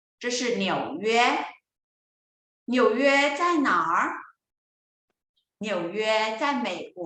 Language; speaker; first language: Chinese; non-native, fluent; Thai